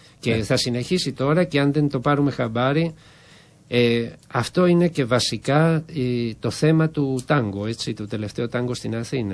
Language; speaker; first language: Greek; non-native, fluent; Spanish